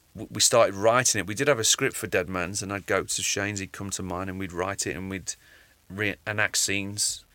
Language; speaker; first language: English; native; English